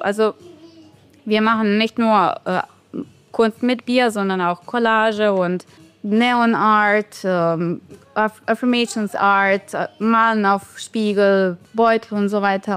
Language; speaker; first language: German; non-native, fluent; Bosnian